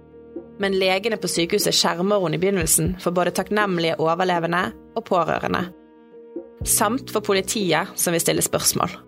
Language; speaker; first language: Norwegian; native; Norwegian